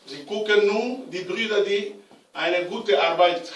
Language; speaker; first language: German; non-native, learner; Romanian